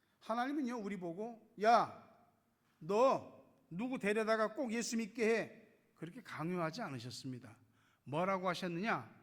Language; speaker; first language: Korean; native; Korean